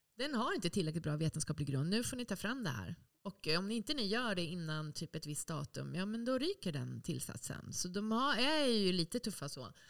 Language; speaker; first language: Swedish; native; Swedish